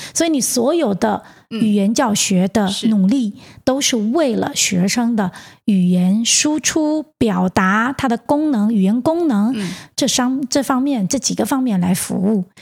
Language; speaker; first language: Chinese; native; Chinese